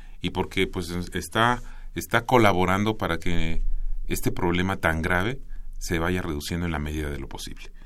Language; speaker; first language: Spanish; native; Spanish